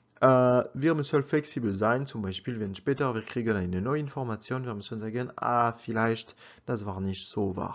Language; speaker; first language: German; non-native, learner; French